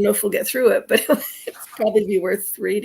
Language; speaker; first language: English; native; English